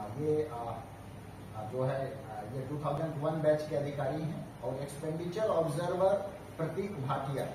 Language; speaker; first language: Hindi; native; Hindi